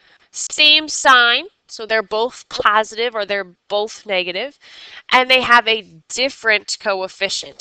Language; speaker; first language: English; native; English